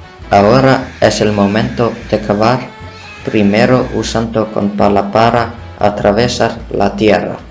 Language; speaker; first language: Spanish; non-native, learner; Icelandic